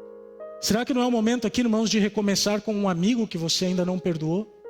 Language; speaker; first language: Portuguese; native; Portuguese